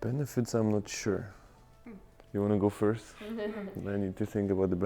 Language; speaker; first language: English; non-native, fluent; Russian